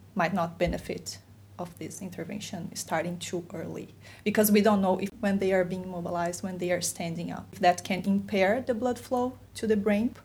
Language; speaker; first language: English; non-native, fluent; Portuguese